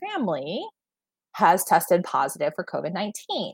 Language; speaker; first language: English; native; English